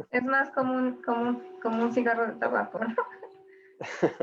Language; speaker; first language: Spanish; non-native, fluent; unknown